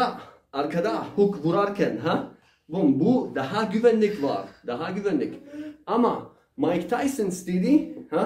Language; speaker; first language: Turkish; non-native, learner; Arabic